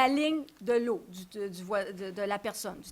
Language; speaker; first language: French; native; French